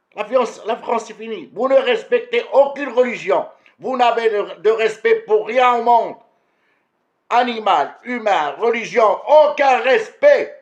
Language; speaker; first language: French; non-native, local second language; Arabic